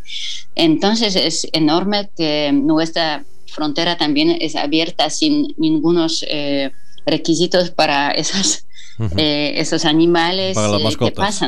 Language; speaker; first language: Spanish; non-native, fluent; Polish